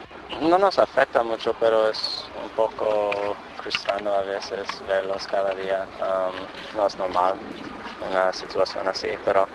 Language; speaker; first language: Spanish; non-native, fluent; English